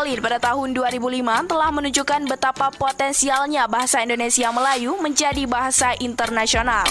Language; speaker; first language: Indonesian; native; Indonesian